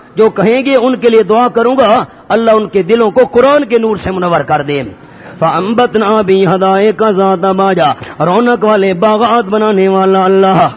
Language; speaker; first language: Urdu; non-native, local second language; Pashto